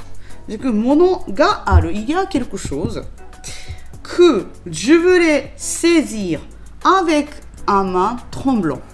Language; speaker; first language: French; non-native, learner; Japanese